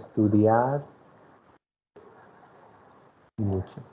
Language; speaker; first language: Spanish; non-native, fluent; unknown